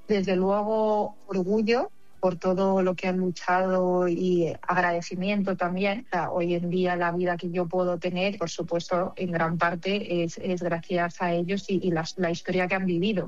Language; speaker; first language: Spanish; native; Spanish